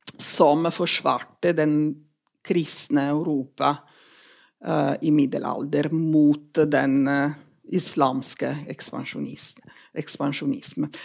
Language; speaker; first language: Norwegian; non-native, fluent; Italian